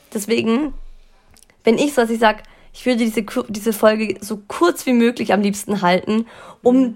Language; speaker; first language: German; native; German